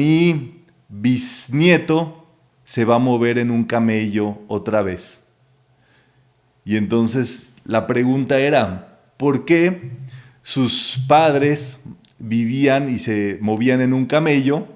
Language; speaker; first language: Spanish; native; Spanish